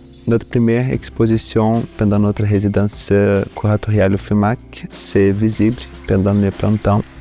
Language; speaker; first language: French; non-native, fluent; Portuguese